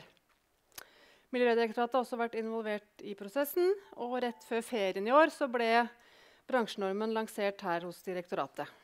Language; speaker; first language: Norwegian; native; Norwegian